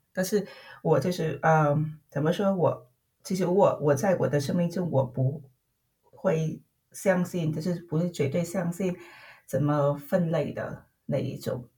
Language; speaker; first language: Chinese; non-native, fluent; Vietnamese